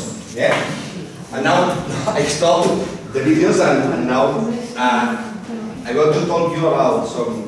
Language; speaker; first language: English; non-native, fluent; Catalan